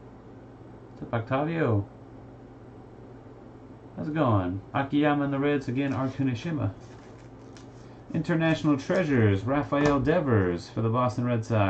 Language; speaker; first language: English; native; English